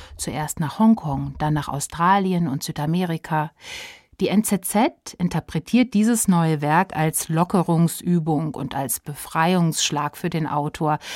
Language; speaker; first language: German; native; German